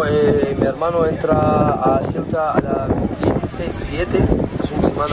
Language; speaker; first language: Spanish; non-native, learner; Arabic